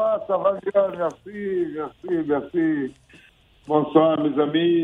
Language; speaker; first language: French; non-native, learner; Portuguese